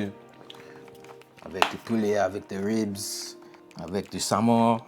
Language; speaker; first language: French; early bilingual, heritage; French